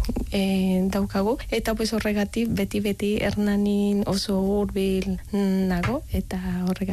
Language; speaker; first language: Basque; non-native, learner; Spanish